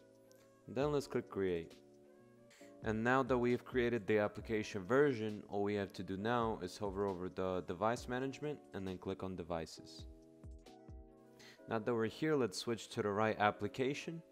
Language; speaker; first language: English; native; English